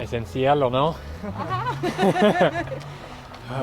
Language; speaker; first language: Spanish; non-native, learner; English